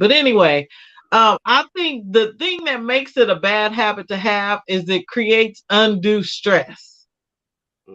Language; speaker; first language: English; native; English